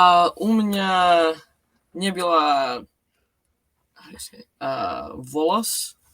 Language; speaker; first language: Russian; non-native, learner; English